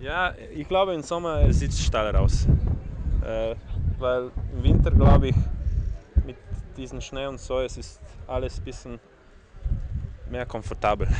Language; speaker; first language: German; non-native, fluent; Croatian